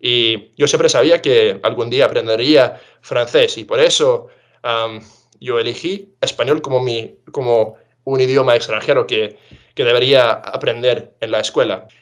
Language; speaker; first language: Spanish; non-native, fluent; English